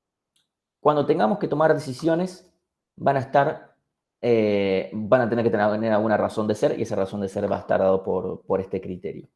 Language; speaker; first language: Spanish; native; Spanish